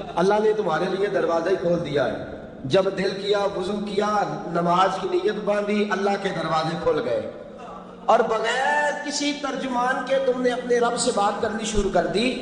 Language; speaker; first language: Urdu; non-native, local second language; Punjabi